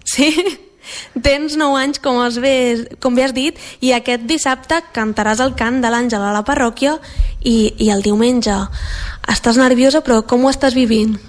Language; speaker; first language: Catalan; native; Catalan